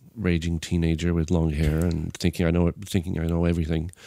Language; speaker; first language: English; non-native, fluent; Bulgarian